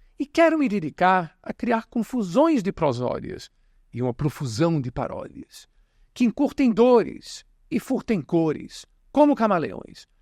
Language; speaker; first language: Portuguese; native; Portuguese